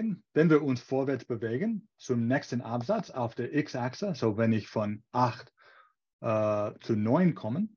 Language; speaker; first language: German; non-native, fluent; English